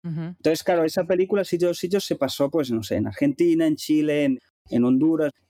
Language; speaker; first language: Spanish; native; Spanish